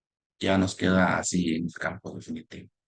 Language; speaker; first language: Spanish; native; Spanish